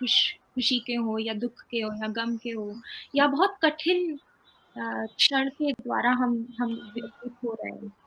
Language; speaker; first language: Hindi; native; Hindi